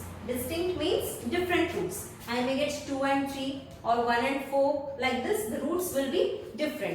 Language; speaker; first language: English; non-native, local second language; Hindi